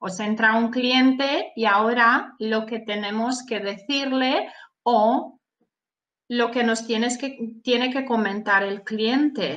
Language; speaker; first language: Spanish; non-native, fluent; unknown